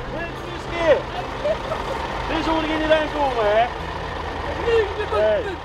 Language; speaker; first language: Dutch; native; Dutch